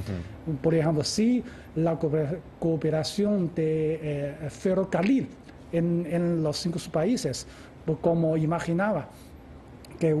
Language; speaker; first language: Spanish; non-native, fluent; Chinese